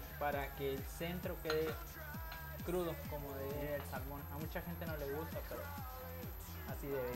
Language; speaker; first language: Spanish; native; Spanish